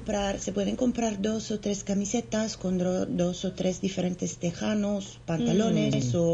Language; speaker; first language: Spanish; non-native, fluent; Italian